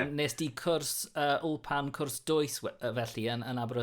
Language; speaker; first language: Welsh; non-native, local second language; English